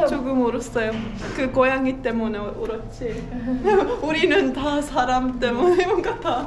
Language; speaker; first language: Korean; non-native, fluent; Estonian